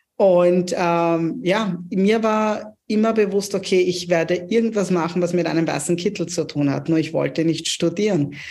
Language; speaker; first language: German; non-native, fluent; Urdu